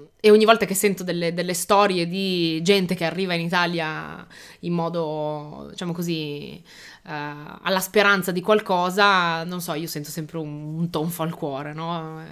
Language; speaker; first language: Italian; early bilingual, other home language; Albanian